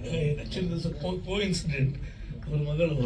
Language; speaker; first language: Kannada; non-native, local second language; Konkani